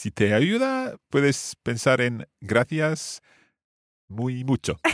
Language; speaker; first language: Spanish; non-native, fluent; English